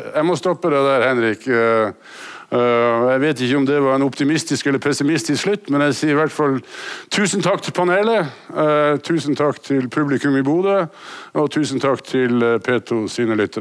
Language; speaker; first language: Norwegian; native; Norwegian